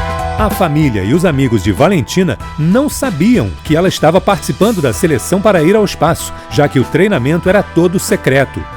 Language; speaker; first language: Portuguese; native; Portuguese